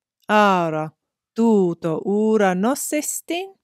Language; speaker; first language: Greek; non-native, learner; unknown